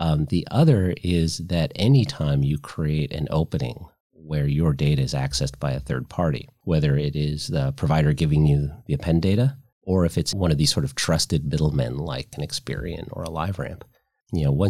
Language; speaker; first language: English; native; English